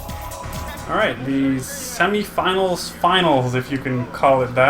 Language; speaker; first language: English; native; English